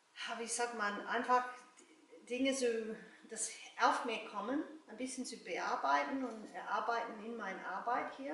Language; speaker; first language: German; non-native, learner; English